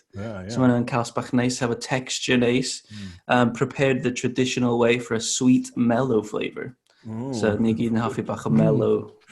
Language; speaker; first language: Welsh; non-native, fluent; English